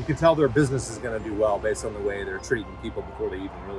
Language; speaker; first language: English; native; English